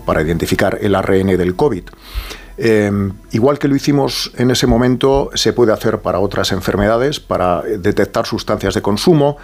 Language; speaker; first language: Spanish; native; Spanish